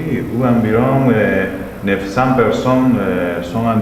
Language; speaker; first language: French; non-native, learner; Spanish